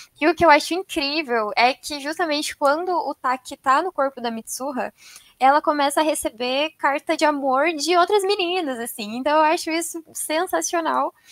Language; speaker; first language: Portuguese; native; Portuguese